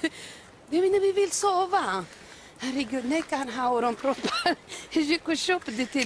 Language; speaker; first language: Swedish; non-native, fluent; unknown